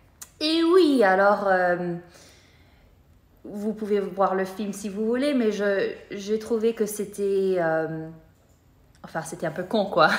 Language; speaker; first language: French; non-native, fluent; English